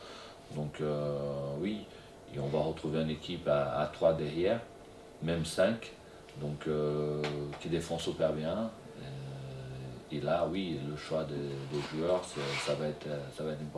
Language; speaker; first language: French; non-native, fluent; Portuguese